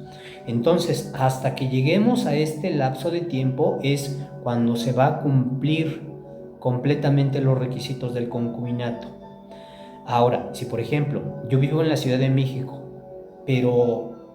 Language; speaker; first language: Spanish; native; Spanish